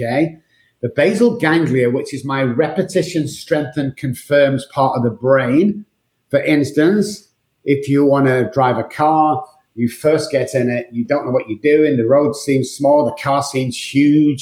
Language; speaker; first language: English; native; English